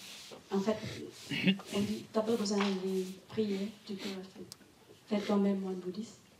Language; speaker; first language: French; non-native, fluent; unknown